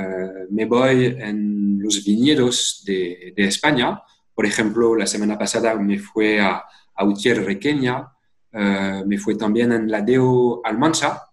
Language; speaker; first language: Spanish; non-native, fluent; French